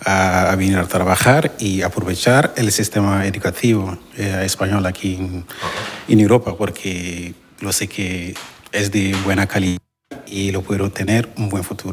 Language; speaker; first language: Spanish; non-native, learner; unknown